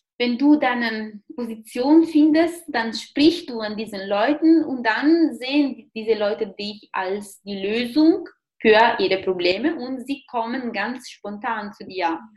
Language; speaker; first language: German; non-native, fluent; Italian